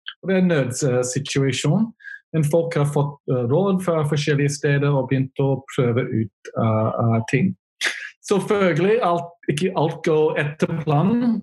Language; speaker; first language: Norwegian; non-native, fluent; English